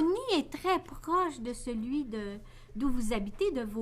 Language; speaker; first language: French; native; French